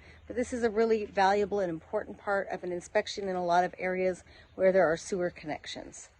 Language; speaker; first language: English; native; English